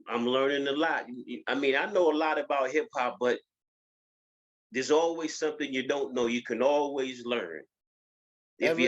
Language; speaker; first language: English; native; English